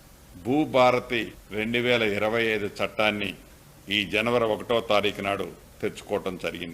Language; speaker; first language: Telugu; native; Telugu